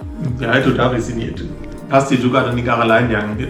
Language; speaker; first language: Indonesian; non-native, fluent; German